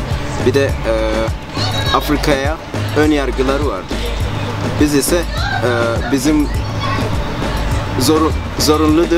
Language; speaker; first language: Turkish; non-native, fluent; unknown